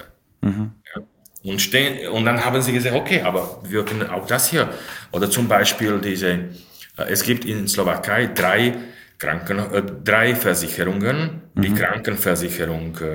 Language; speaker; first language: German; non-native, fluent; Slovak